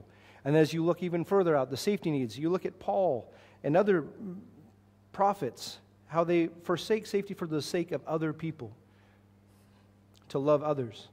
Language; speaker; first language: English; native; English